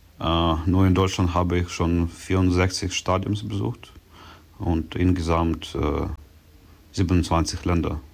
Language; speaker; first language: German; non-native, learner; Ukrainian